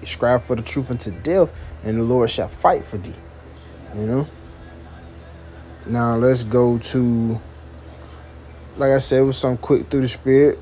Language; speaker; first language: English; native; English